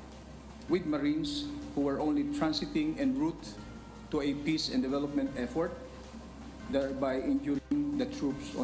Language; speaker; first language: English; non-native, local second language; Filipino